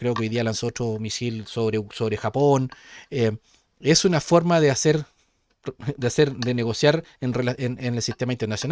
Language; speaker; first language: Spanish; native; Spanish